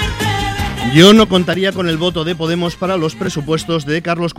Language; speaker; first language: Spanish; native; Spanish